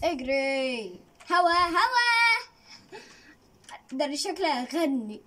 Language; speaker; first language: Arabic; native; Arabic